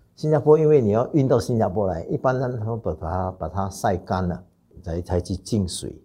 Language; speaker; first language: Chinese; non-native, local second language; Wu Chinese